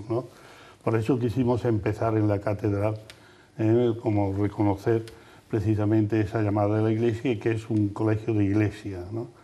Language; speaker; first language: Spanish; native; Spanish